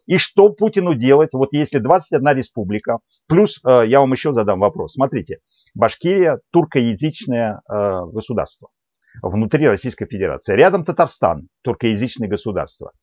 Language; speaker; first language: Russian; native; Russian